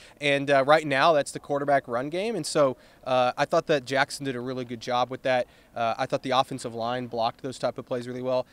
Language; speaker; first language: English; native; English